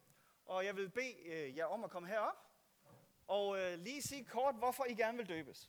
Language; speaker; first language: Danish; native; Danish